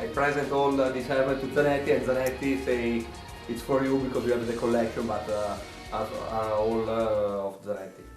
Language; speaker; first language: English; non-native, learner; Italian